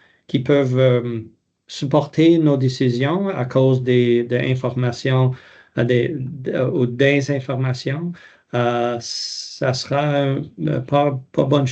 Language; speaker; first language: French; non-native, local second language; English